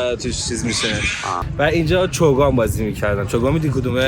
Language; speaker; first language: Persian; native; Persian